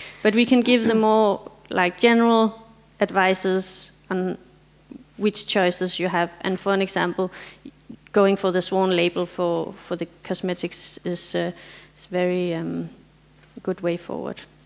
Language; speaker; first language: English; non-native, fluent; Danish